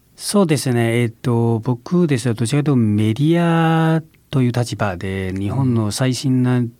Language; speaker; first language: Japanese; non-native, fluent; Chinese